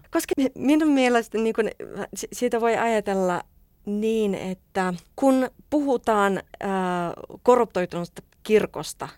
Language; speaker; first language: Finnish; non-native, fluent; Russian